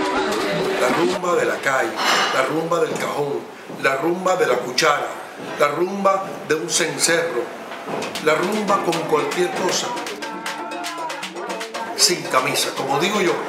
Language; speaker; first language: Spanish; native; Spanish